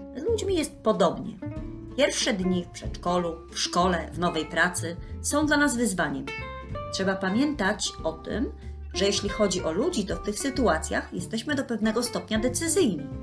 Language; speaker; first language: Polish; native; Polish